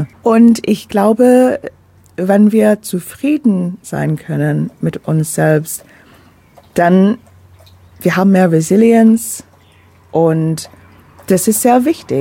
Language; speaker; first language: German; non-native, fluent; English